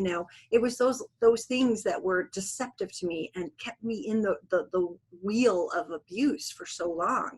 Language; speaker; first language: English; native; English